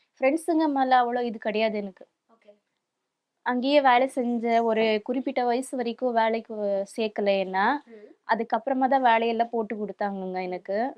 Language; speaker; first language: Tamil; non-native, local second language; Kannada